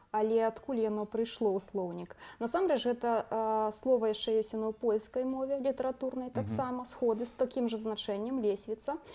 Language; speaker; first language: Belarusian; native; Belarusian